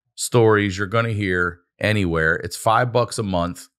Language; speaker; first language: English; native; English